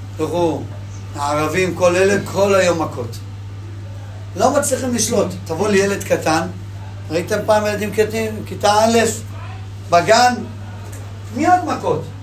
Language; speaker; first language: Hebrew; native; Hebrew